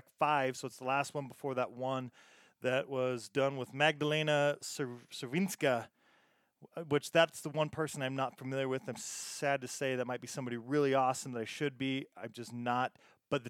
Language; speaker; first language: English; native; English